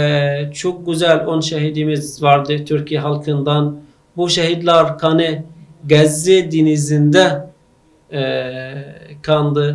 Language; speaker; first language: Turkish; non-native, fluent; Arabic